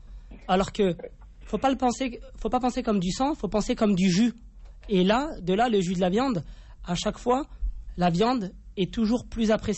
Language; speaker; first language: French; native; French